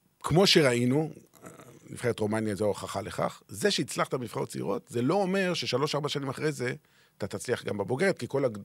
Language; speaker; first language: Hebrew; native; Hebrew